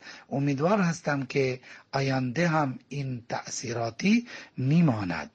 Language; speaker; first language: Persian; non-native, fluent; Bangla